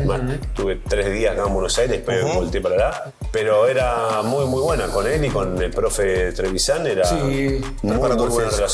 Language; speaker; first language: Portuguese; non-native, learner; Spanish